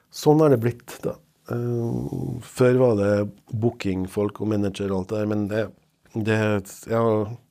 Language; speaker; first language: Norwegian; non-native, fluent; Serbian